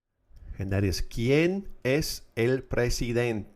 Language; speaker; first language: Spanish; non-native, fluent; English